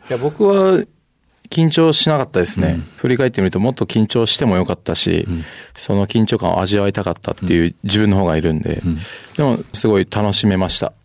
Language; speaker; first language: Japanese; native; Japanese